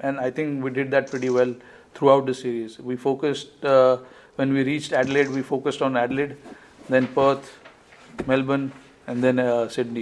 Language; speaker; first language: English; non-native, local second language; Marathi